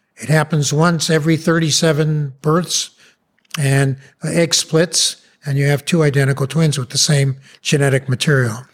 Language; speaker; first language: English; early bilingual, other home language; Yiddish